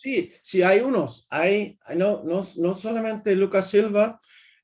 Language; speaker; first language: Spanish; early bilingual, heritage; English